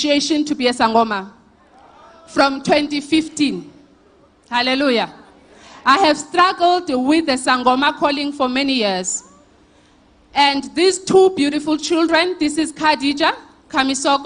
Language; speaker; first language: English; non-native, local second language; Xhosa